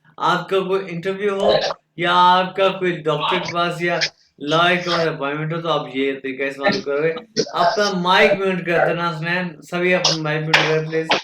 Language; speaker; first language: Urdu; non-native, local second language; Punjabi